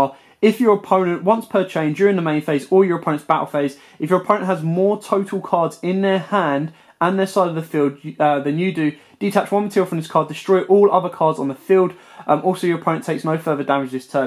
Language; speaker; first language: English; native; English